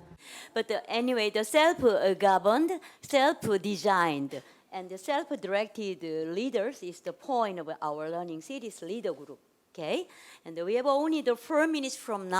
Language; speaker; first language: English; non-native, learner; Korean